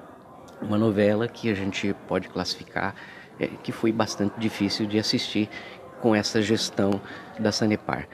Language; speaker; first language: Portuguese; native; Portuguese